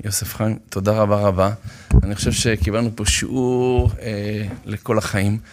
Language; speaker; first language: Hebrew; native; Hebrew